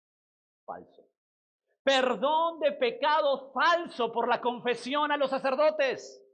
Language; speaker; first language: Spanish; native; Spanish